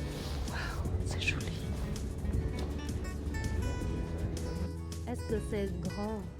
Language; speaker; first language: French; non-native, learner; Vietnamese